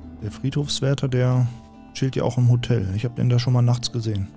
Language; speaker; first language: German; native; German